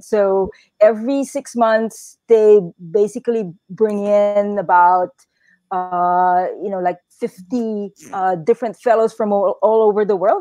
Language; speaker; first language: English; non-native, local second language; Filipino